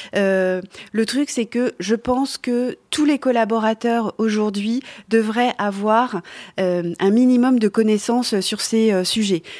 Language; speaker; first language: French; native; French